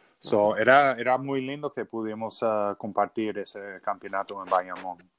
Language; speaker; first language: Spanish; early bilingual, other home language; English